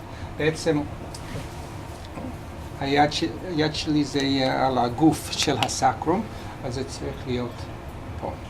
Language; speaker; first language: Hebrew; non-native, fluent; English